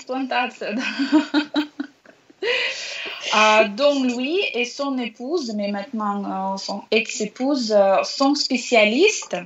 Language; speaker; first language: French; non-native, learner; Russian